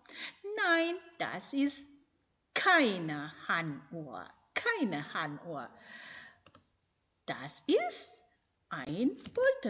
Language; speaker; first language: German; non-native, fluent; Indonesian